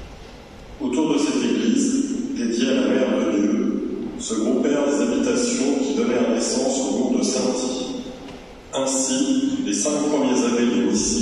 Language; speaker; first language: French; native; French